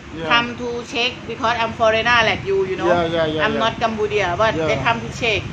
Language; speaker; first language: English; non-native, fluent; Thai